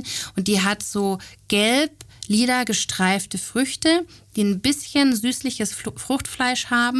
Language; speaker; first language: German; native; German